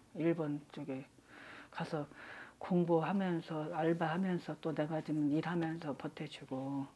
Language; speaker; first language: Korean; native; Korean